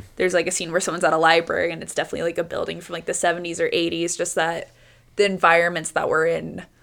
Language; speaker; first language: English; native; English